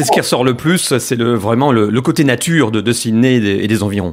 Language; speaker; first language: French; native; French